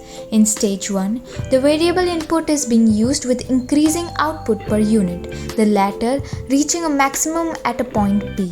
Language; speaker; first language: English; non-native, local second language; Gujarati